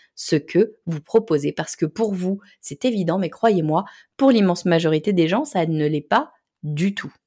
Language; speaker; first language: French; native; French